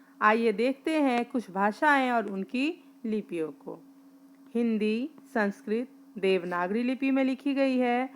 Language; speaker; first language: Hindi; native; Hindi